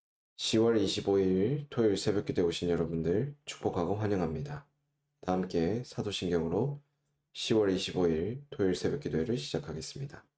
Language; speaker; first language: Korean; native; Korean